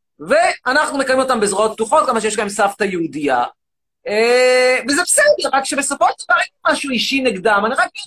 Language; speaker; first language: Hebrew; native; Hebrew